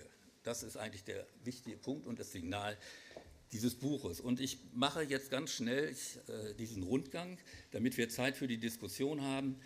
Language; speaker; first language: German; native; German